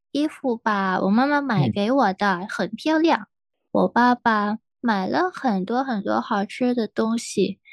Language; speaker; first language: Chinese; non-native, learner; Thai